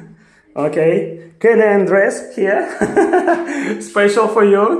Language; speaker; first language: English; non-native, learner; Russian